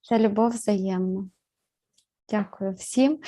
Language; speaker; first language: Ukrainian; native; Ukrainian